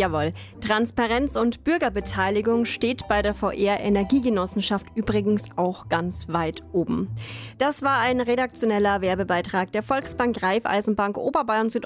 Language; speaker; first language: German; native; German